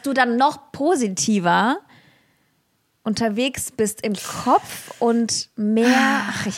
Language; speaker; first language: German; early bilingual, other home language; Russian